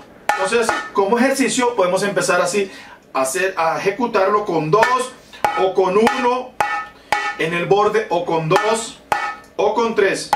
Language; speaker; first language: Spanish; native; Spanish